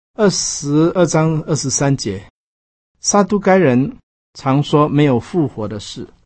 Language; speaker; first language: Chinese; native; Chinese